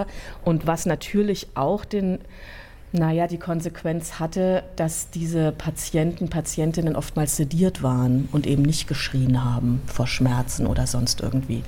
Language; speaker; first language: German; native; German